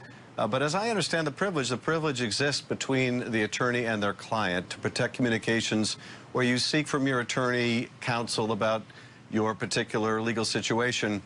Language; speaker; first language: English; native; English